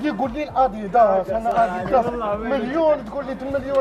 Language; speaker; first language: Arabic; native; Arabic